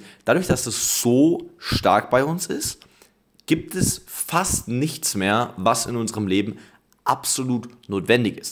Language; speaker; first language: German; native; German